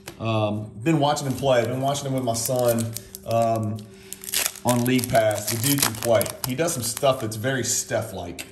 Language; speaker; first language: English; native; English